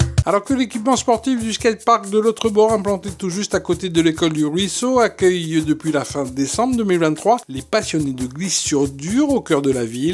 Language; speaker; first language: French; native; French